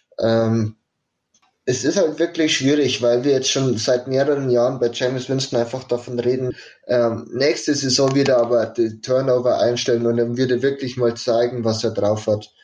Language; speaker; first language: German; native; German